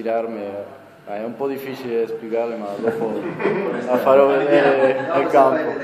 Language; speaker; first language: Italian; non-native, fluent; Spanish